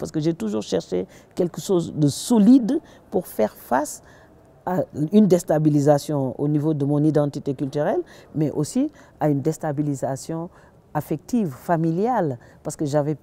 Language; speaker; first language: French; non-native, local second language; Wolof